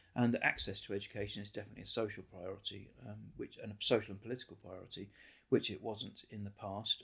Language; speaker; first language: English; native; English